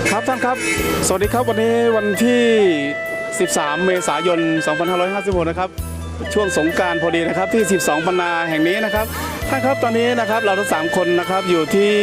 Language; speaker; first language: Thai; native; Thai